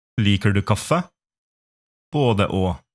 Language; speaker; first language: Norwegian; non-native, fluent; Polish